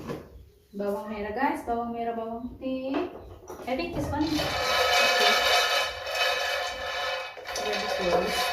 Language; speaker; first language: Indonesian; non-native, learner; Filipino